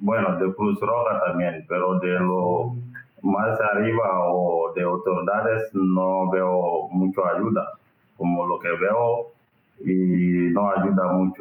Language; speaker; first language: Spanish; non-native, learner; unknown